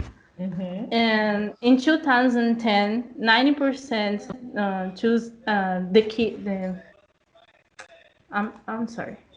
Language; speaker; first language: English; non-native, learner; Portuguese